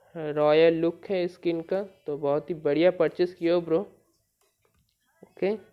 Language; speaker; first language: Hindi; non-native, local second language; Bangla